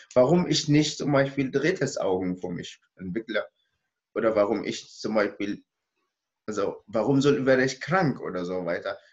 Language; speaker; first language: German; non-native, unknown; Arabic